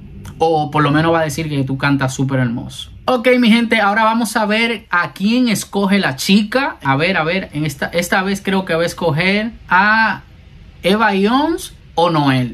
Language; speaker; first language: Spanish; native; Spanish